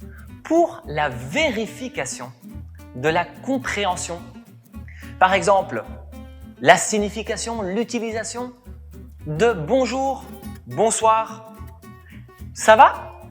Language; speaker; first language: French; non-native, fluent; Spanish